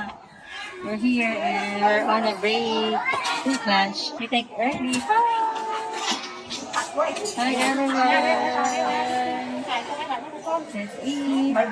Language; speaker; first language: English; non-native, local second language; Filipino